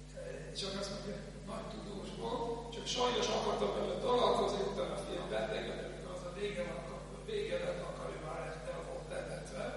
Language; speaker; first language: Hungarian; non-native, fluent; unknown